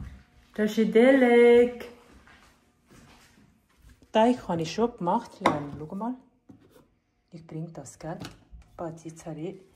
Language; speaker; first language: German; non-native, fluent; Tibetan